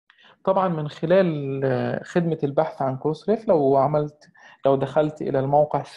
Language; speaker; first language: Arabic; native; Arabic